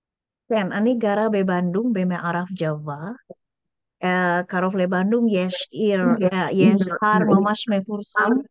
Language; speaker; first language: Hebrew; non-native, learner; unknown